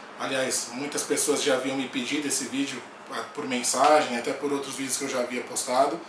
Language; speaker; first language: Portuguese; native; Portuguese